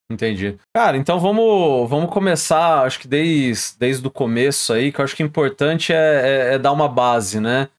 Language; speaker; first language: Portuguese; native; Portuguese